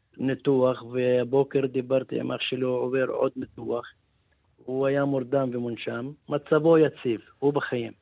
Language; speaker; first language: Hebrew; non-native, local second language; Arabic